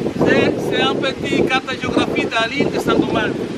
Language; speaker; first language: French; non-native, fluent; Spanish